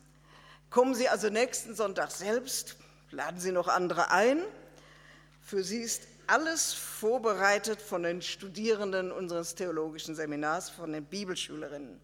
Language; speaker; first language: German; native; German